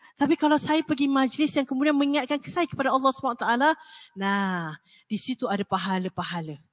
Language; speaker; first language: Malay; native; Malay